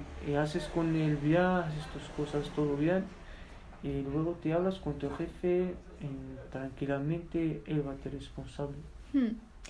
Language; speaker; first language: Spanish; non-native, learner; Berber languages